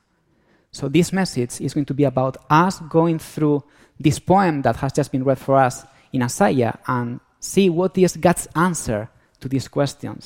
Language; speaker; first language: English; non-native, fluent; Spanish